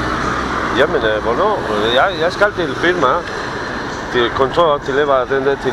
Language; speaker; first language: Danish; non-native, learner; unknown